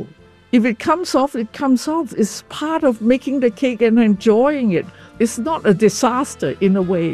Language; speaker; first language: English; non-native, fluent; Cantonese